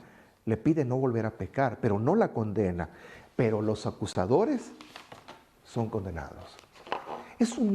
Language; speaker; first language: Spanish; native; Spanish